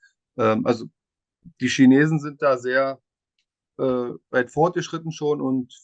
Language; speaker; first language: German; native; German